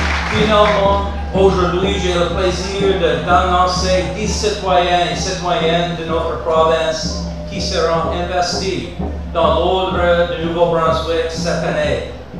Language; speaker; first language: French; non-native, fluent; English